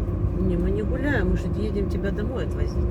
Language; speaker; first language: Russian; native; Russian